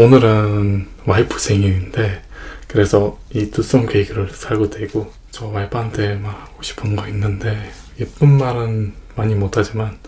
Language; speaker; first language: Korean; non-native, fluent; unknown